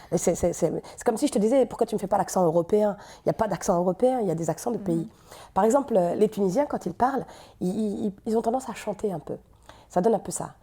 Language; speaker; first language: French; native; French